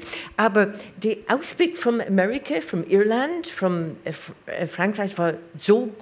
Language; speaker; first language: German; non-native, learner; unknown